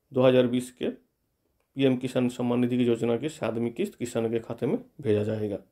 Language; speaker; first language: Hindi; non-native, local second language; Bangla